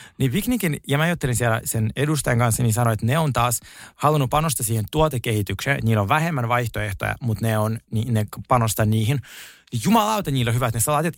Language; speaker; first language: Finnish; non-native, fluent; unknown